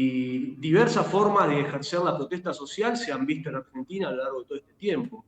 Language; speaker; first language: Spanish; native; Spanish